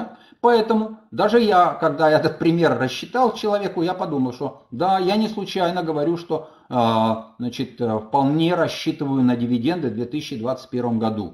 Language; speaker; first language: Russian; native; Russian